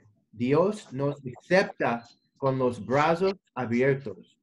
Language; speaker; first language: Spanish; non-native, learner; English